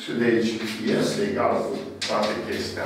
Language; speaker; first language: Romanian; native; Romanian